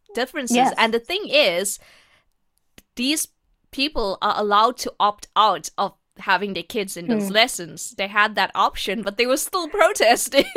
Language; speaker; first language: English; native; English